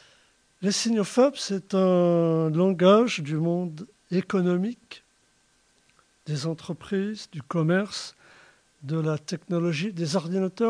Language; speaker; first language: French; native; French